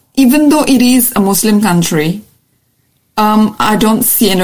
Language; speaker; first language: English; non-native, fluent; Indonesian